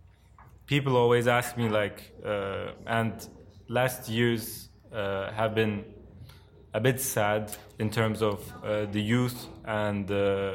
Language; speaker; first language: English; non-native, fluent; Turkish